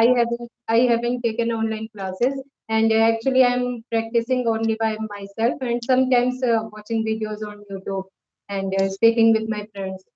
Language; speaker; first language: English; non-native, local second language; Hindi